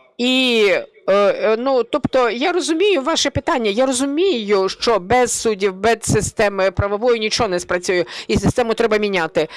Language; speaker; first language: Ukrainian; early bilingual, heritage; Ukrainian